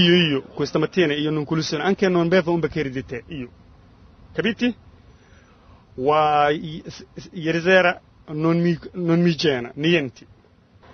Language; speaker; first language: Italian; non-native, learner; Somali